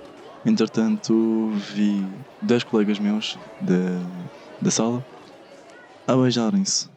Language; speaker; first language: Portuguese; early bilingual, other home language; Arabic